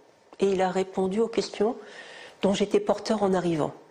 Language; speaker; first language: French; native; French